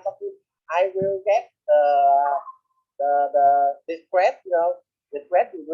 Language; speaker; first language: English; non-native, learner; Vietnamese